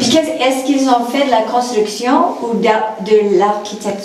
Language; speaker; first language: French; non-native, learner; English